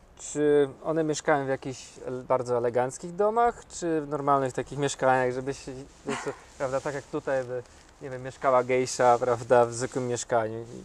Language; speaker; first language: Polish; native; Polish